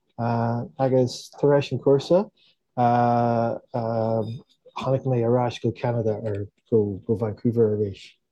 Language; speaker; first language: Irish; non-native, local second language; English